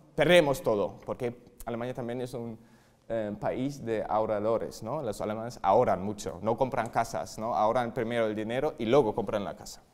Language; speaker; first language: Spanish; non-native, fluent; German